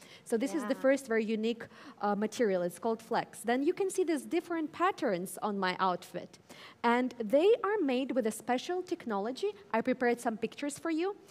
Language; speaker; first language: English; early bilingual, other home language; Russian